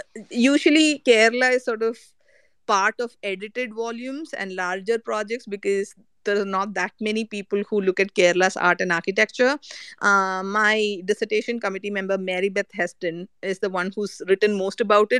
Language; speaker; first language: English; non-native, local second language; Malayalam